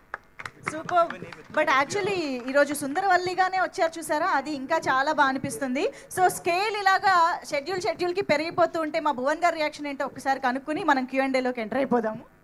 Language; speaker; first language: Telugu; native; Telugu